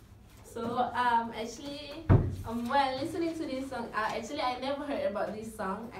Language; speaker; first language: English; non-native, local second language; Malay